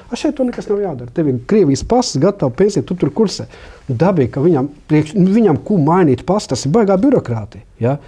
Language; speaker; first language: Latvian; non-native, local second language; Russian